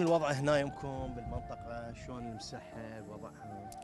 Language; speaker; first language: Arabic; native; Arabic